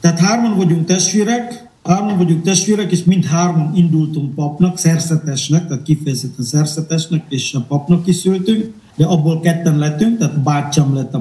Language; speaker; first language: Hungarian; non-native, fluent; Indonesian